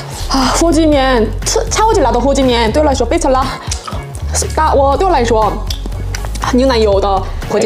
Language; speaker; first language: Chinese; non-native, learner; Korean